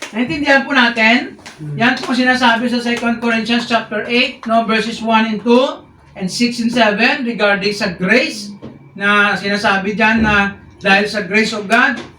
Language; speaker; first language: Filipino; non-native, local second language; Hiligaynon